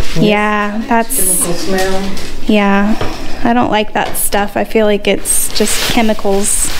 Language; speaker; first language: English; native; English